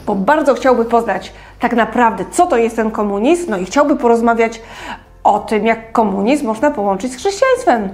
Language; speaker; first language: Polish; native; Polish